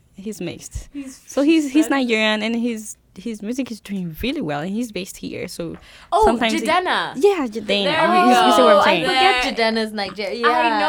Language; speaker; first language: English; non-native, local second language; Yoruba